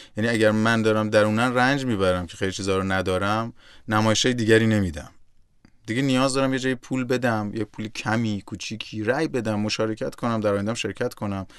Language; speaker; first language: Persian; native; Persian